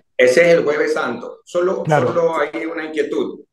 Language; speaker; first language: Spanish; native; Spanish